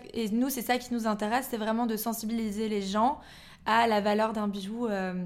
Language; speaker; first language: French; native; French